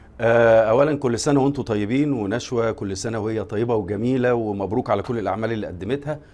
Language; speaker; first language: Arabic; native; Arabic